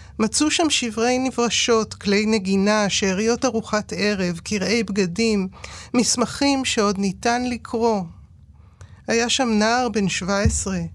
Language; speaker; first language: Hebrew; native; Hebrew